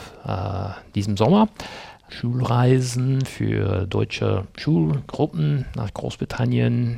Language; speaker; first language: German; non-native, fluent; English